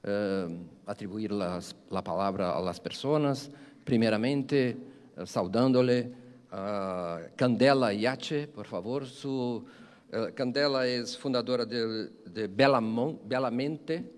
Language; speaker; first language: Spanish; non-native, fluent; Portuguese